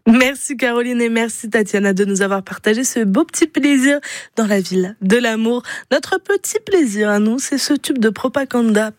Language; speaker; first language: French; native; French